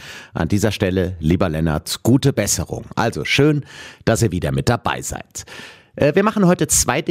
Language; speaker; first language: German; native; German